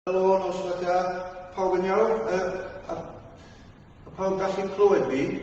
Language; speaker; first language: Welsh; non-native, fluent; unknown